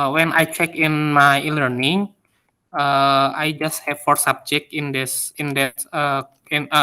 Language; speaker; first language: English; non-native, learner; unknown